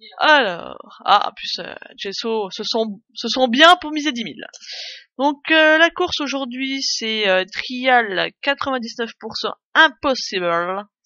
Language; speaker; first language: French; native; French